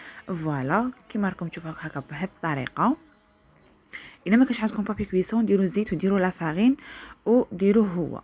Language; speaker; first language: Arabic; native; Arabic